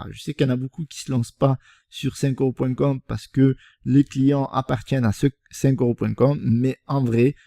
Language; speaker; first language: French; native; French